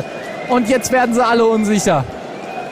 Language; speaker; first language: German; native; German